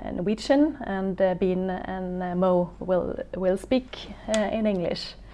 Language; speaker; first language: English; non-native, fluent; Norwegian